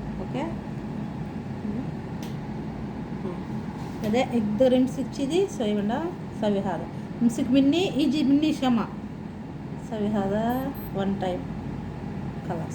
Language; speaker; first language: Arabic; non-native, learner; Telugu